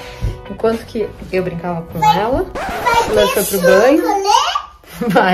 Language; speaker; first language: Portuguese; native; Portuguese